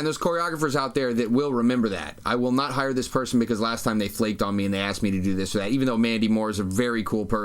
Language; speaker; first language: English; native; English